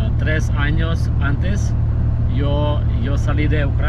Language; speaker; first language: Spanish; non-native, learner; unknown